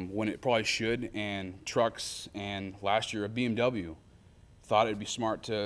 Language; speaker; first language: English; native; English